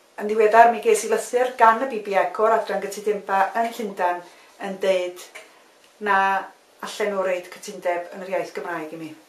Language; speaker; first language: Welsh; native; Welsh